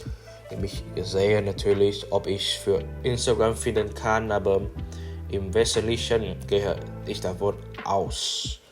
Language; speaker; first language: German; non-native, learner; English